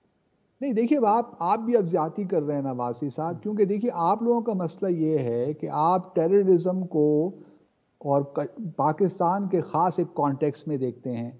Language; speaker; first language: Urdu; native; Urdu